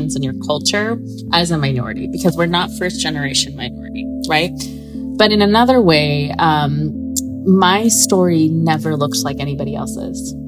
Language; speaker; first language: English; native; English